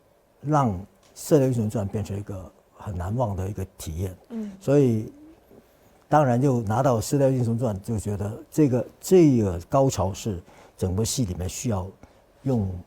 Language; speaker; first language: Chinese; non-native, fluent; Cantonese